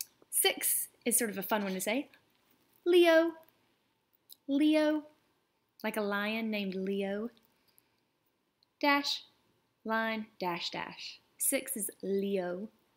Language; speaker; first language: English; native; English